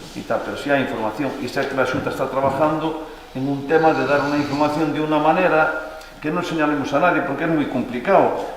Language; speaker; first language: Spanish; non-native, local second language; Galician